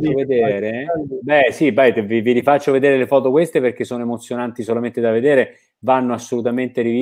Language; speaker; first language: Italian; native; Italian